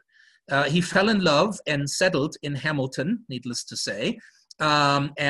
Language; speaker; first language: English; non-native, fluent; German